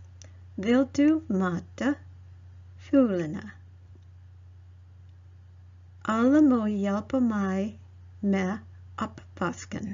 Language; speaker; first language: Norwegian; non-native, learner; English